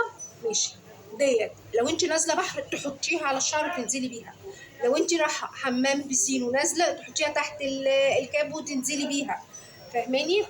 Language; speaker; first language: Arabic; native; Arabic